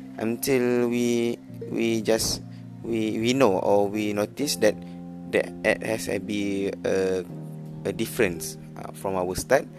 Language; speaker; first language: English; non-native, learner; Malay